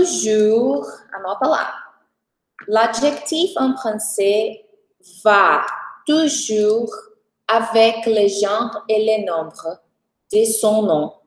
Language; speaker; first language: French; non-native, fluent; Portuguese